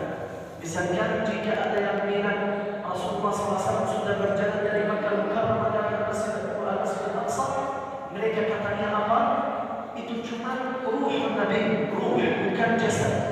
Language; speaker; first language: Indonesian; non-native, learner; Arabic